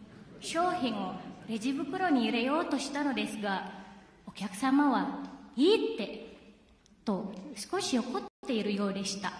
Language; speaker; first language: Japanese; non-native, fluent; Indonesian